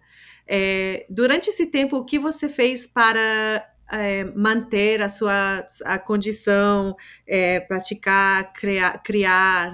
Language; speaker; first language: Portuguese; non-native, fluent; English